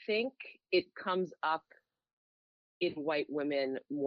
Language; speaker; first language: English; native; English